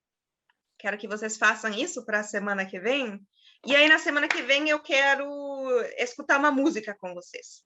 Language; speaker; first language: Portuguese; non-native, fluent; German